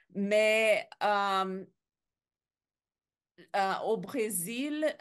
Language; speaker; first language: French; non-native, learner; Portuguese